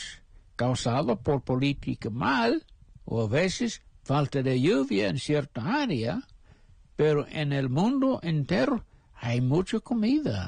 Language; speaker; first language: Spanish; non-native, fluent; English